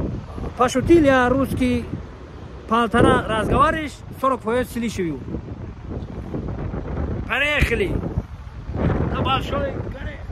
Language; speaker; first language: Russian; non-native, learner; Tajik